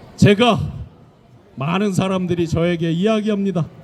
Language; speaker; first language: Korean; native; Korean